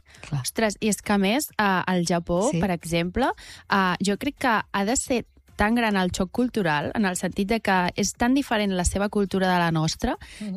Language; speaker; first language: Catalan; native; Catalan